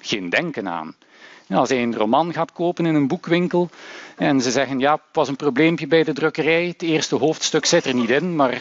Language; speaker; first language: Dutch; native; Dutch